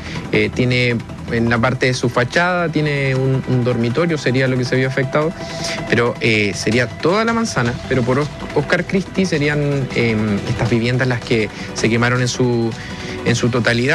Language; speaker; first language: Spanish; native; Spanish